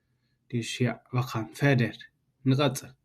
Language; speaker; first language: Dutch; non-native, fluent; Tigrinya